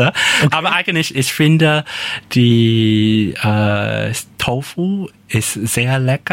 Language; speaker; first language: German; non-native, learner; Chinese